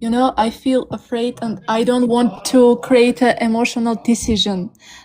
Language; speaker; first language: English; non-native, learner; Armenian